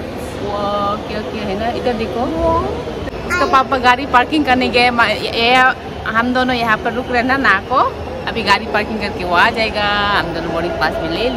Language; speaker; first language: Hindi; non-native, local second language; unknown